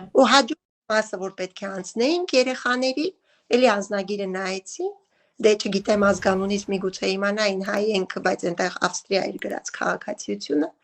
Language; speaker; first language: Armenian; native; Armenian